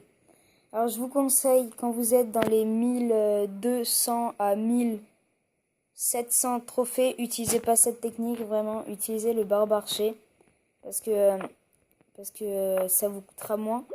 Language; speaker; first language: French; native; French